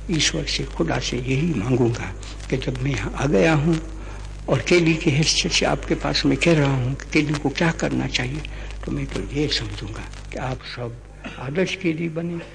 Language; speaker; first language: Hindi; non-native, local second language; Gujarati